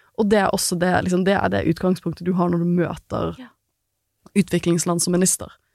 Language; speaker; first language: Norwegian; native; Norwegian